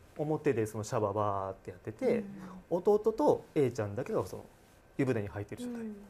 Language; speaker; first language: Japanese; native; Japanese